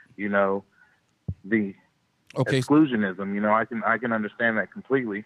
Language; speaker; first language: English; native; English